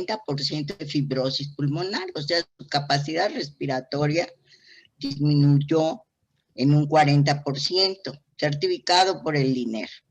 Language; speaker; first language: Spanish; native; Spanish